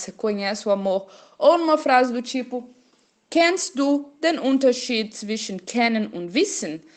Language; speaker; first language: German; non-native, fluent; Portuguese